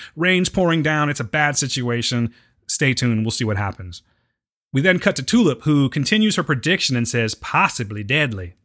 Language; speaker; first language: English; native; English